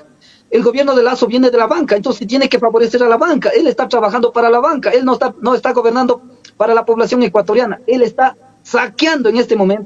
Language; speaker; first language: Spanish; native; Spanish